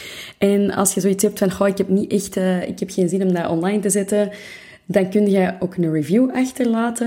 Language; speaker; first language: Dutch; native; Dutch